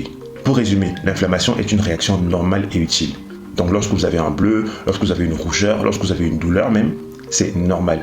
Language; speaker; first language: French; native; French